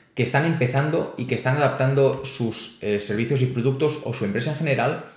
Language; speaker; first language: Spanish; native; Spanish